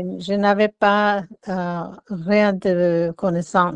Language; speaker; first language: French; non-native, learner; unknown